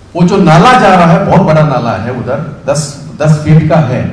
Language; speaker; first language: Hindi; non-native, local second language; Marathi